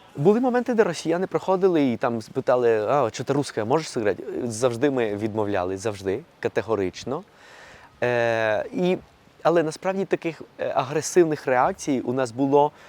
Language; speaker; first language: Ukrainian; non-native, fluent; Spanish